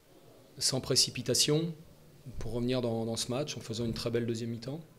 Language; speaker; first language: French; native; French